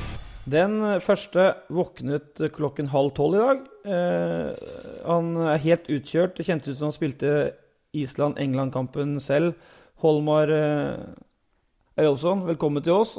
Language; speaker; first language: Norwegian; native; Norwegian